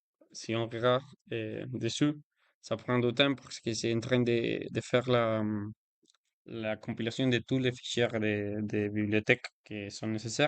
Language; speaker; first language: French; non-native, learner; Spanish